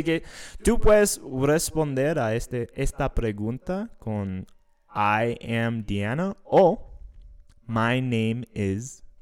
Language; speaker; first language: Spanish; non-native, fluent; English